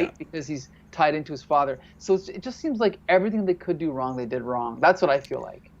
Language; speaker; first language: English; native; English